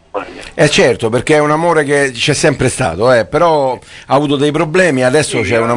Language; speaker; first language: Italian; native; Italian